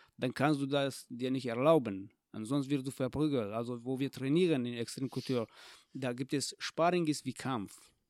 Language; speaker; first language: German; non-native, fluent; Tajik